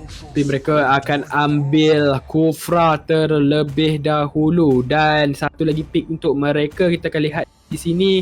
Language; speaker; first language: Malay; native; Malay